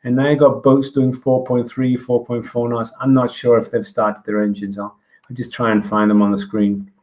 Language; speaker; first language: English; non-native, fluent; Danish